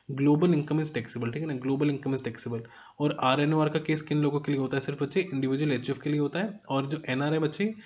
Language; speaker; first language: Hindi; native; Hindi